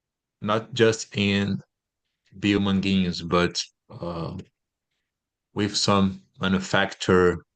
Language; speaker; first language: English; non-native, learner; Portuguese